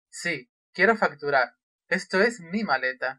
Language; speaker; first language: Spanish; non-native, fluent; Russian